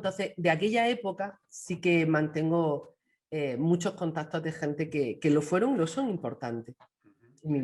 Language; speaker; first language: Spanish; native; Spanish